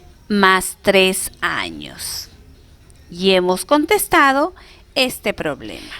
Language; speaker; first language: Spanish; native; Spanish